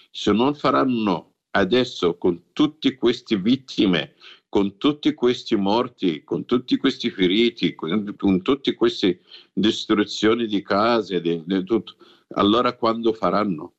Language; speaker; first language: Italian; non-native, fluent; Arabic